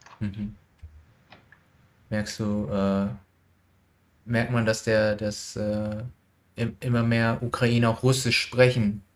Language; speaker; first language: German; non-native, learner; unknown